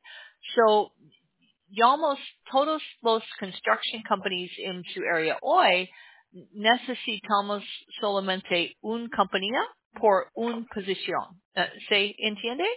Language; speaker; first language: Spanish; non-native, learner; English